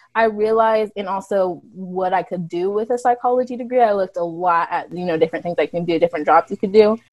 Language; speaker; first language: English; native; English